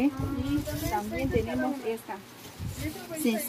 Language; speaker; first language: Spanish; non-native, learner; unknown